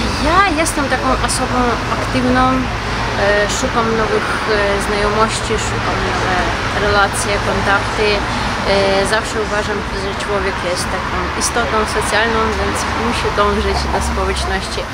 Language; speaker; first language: Polish; non-native, fluent; Ukrainian